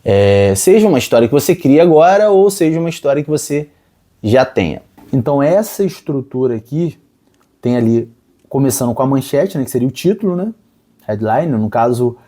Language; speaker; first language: Portuguese; native; Portuguese